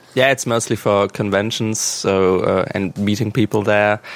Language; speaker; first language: English; non-native, fluent; German